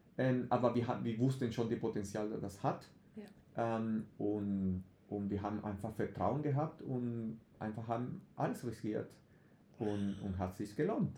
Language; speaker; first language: German; non-native, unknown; Spanish